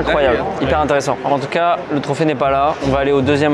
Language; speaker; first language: French; native; French